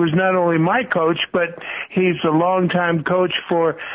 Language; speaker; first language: English; native; English